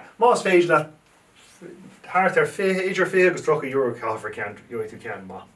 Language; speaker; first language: Irish; native; Irish